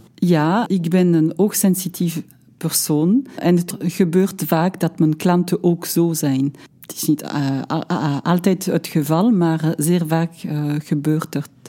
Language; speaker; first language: Dutch; non-native, local second language; French